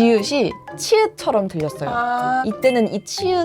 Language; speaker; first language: Korean; native; Korean